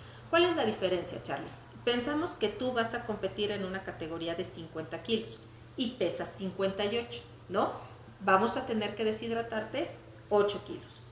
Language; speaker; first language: Spanish; native; Spanish